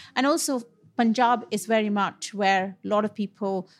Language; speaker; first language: English; non-native, local second language; Punjabi